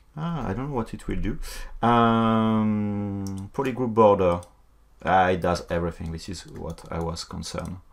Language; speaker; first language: English; non-native, fluent; French